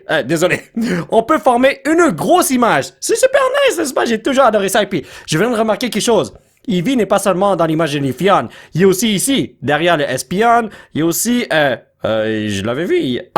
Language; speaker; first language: French; native; French